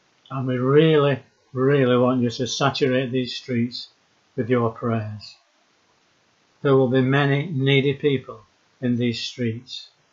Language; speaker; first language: English; native; English